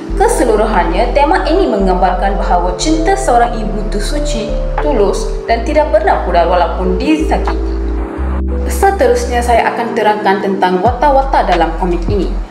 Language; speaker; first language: Malay; non-native, local second language; Tamil